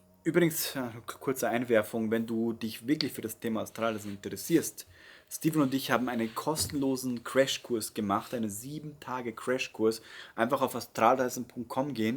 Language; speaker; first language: German; native; German